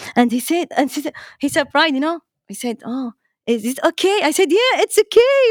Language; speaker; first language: English; non-native, fluent; Arabic